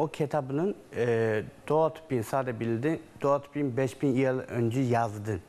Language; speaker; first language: Turkish; non-native, learner; Chinese